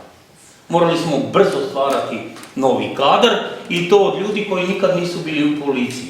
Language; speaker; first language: Croatian; native; Croatian